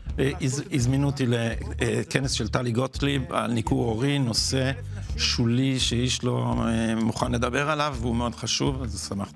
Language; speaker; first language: Hebrew; native; Hebrew